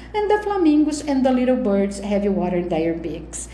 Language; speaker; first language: English; non-native, fluent; Portuguese